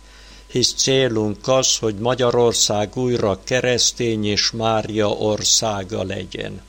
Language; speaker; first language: Hungarian; native; Hungarian